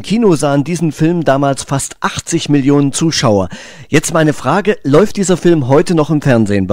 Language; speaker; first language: German; native; German